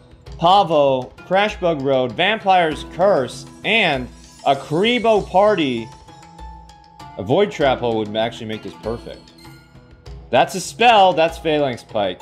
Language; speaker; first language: English; native; English